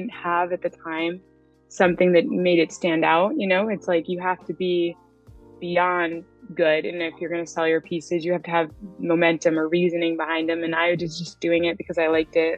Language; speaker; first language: English; native; English